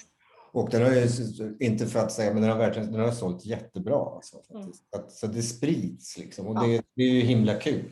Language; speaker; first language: Swedish; native; Swedish